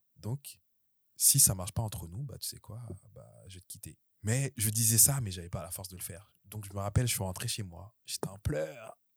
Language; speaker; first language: French; early bilingual, other home language; Haitian Creole